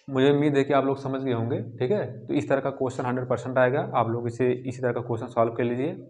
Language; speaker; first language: Hindi; native; Hindi